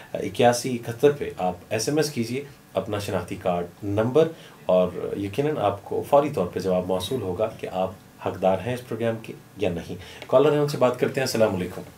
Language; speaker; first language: Urdu; native; Urdu